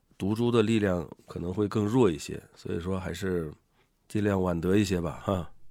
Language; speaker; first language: Chinese; native; Chinese